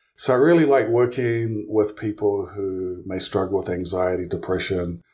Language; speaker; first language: English; native; English